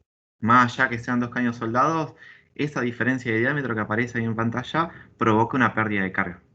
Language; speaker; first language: Spanish; native; Spanish